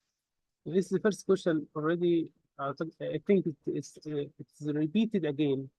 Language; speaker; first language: English; non-native, fluent; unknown